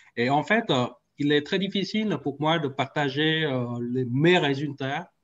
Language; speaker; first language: French; non-native, fluent; Vietnamese